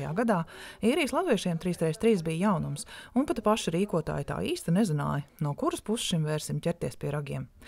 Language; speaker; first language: Latvian; native; Latvian